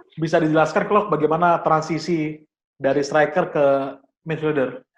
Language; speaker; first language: Indonesian; native; Indonesian